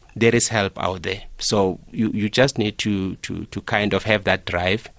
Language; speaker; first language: English; non-native, local second language; Northern Sotho